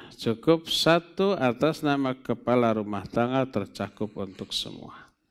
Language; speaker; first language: Indonesian; non-native, local second language; Sundanese